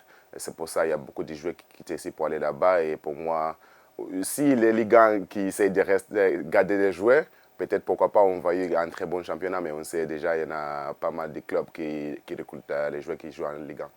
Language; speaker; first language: French; non-native, fluent; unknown